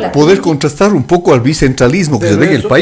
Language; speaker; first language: Spanish; native; Spanish